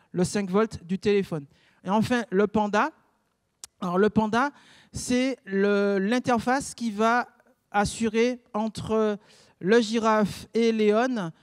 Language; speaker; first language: French; native; French